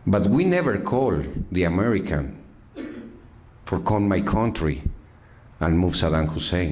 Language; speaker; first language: English; non-native, learner; Spanish